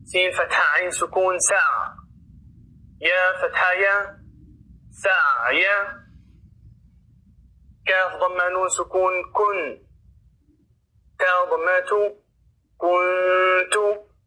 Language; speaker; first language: Arabic; non-native, fluent; Oromo